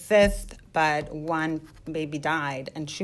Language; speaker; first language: English; non-native, fluent; Spanish